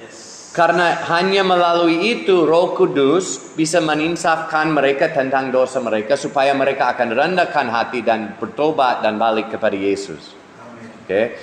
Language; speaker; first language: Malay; non-native, fluent; English